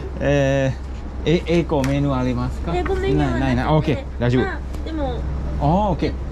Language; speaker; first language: Japanese; non-native, learner; Thai